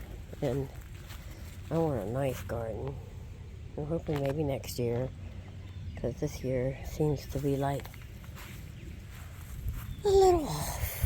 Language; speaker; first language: English; native; English